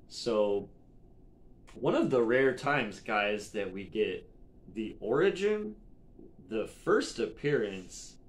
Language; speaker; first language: English; native; English